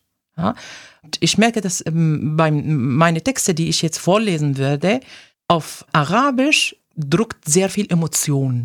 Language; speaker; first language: German; non-native, fluent; Arabic